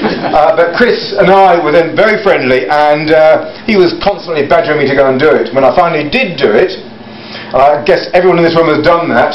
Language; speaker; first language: English; native; English